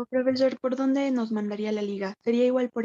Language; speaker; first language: Spanish; native; Spanish